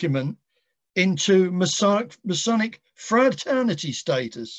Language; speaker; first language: English; native; English